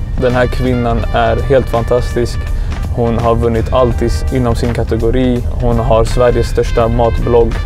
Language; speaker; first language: Swedish; early bilingual, other home language; Arabic